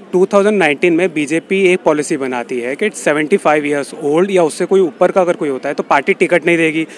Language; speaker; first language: Hindi; native; Hindi